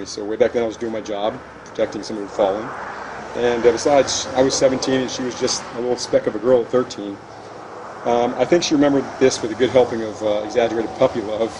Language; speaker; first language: English; native; English